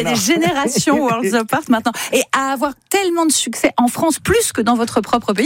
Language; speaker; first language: French; native; French